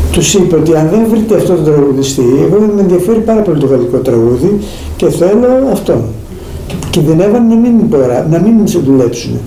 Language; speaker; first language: Greek; early bilingual, heritage; Greek